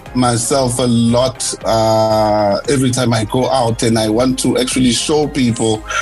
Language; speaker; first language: English; non-native, local second language; Zulu